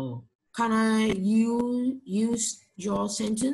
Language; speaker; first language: English; non-native, learner; Vietnamese